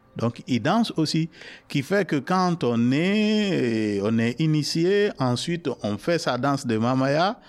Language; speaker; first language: French; non-native, local second language; Mandingo